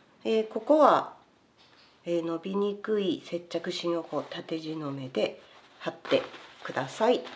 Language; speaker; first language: Japanese; native; Japanese